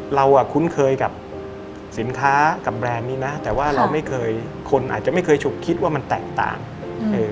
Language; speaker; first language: Thai; native; Thai